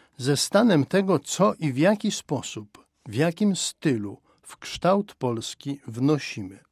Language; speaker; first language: Polish; native; Polish